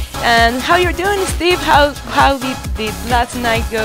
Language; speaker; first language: English; non-native, learner; Spanish